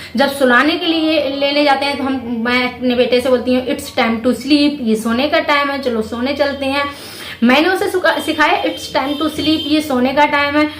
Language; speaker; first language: Hindi; native; Hindi